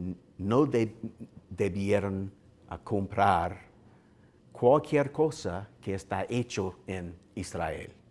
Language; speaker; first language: Spanish; non-native, learner; English